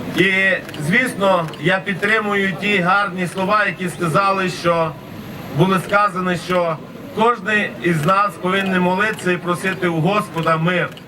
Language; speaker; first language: Ukrainian; non-native, local second language; Romanian